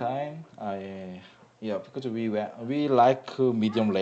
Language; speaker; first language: English; non-native, learner; Korean